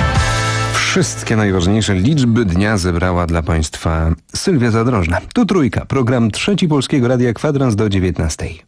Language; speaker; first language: Polish; native; Polish